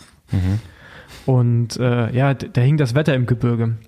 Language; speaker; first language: German; native; German